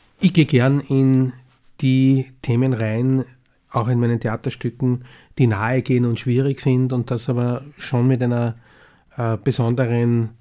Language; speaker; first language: German; native; German